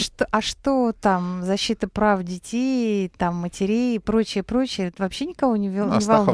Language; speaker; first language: Russian; native; Russian